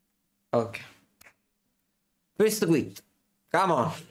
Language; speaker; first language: English; non-native, learner; Italian